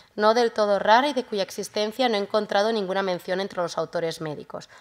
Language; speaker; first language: Spanish; non-native, local second language; Catalan